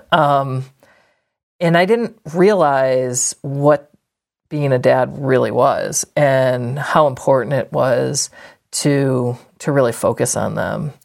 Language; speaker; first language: English; native; English